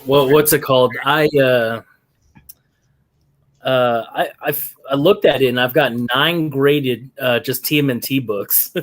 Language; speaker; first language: English; native; English